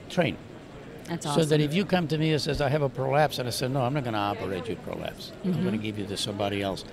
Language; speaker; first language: English; non-native, fluent; Spanish